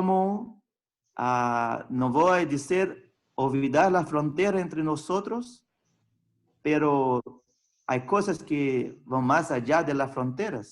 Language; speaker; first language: Spanish; non-native, fluent; Portuguese